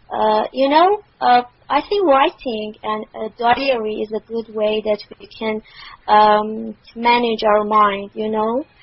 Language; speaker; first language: English; non-native, learner; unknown